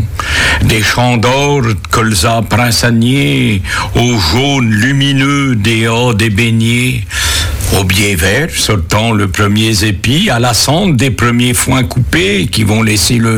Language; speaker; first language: French; native; French